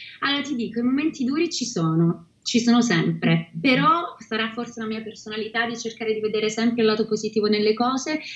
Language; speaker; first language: Italian; native; Italian